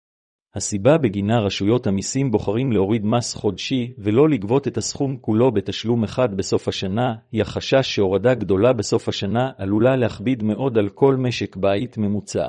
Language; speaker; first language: Hebrew; native; Hebrew